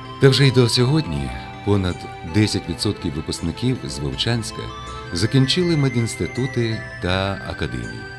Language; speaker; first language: Ukrainian; native; Ukrainian